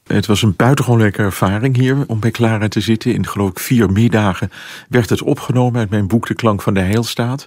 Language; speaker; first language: Dutch; native; Dutch